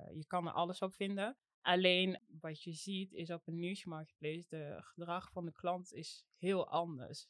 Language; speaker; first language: Dutch; non-native, fluent; French